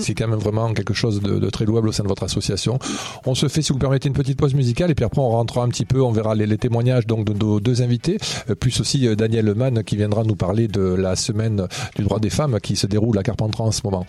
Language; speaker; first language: French; native; French